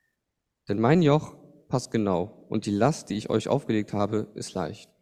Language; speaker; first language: German; native; German